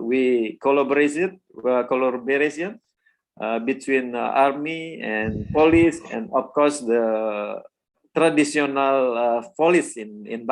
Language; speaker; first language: English; non-native, learner; Indonesian